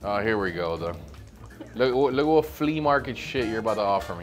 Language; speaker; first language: English; early bilingual, other home language; Spanish